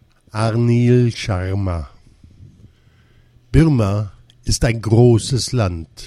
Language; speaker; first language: German; non-native, learner; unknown